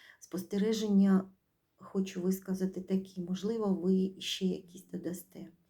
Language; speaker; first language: Ukrainian; native; Ukrainian